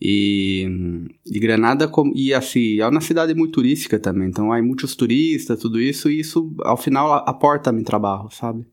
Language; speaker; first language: Portuguese; native; Portuguese